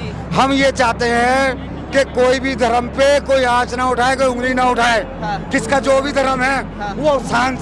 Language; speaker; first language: Hindi; native; Hindi